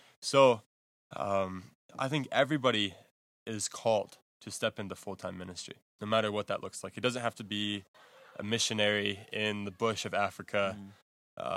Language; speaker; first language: English; native; English